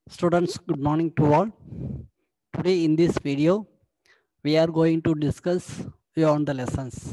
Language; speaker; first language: English; non-native, local second language; Tamil